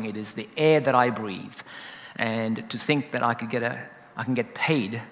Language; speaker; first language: English; native; English